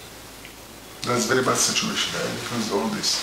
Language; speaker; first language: English; non-native, learner; Arabic